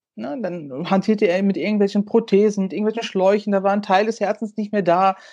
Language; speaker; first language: German; early bilingual, other home language; Turkish